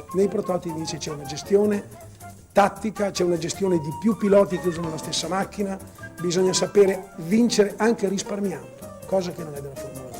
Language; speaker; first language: Italian; native; Italian